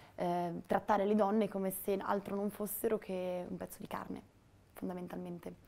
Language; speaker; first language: Italian; native; Italian